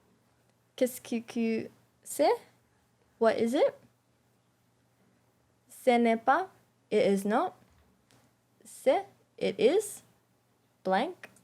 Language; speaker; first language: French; non-native, learner; English